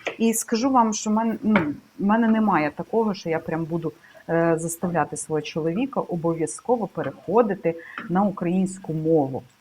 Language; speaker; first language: Ukrainian; non-native, local second language; Russian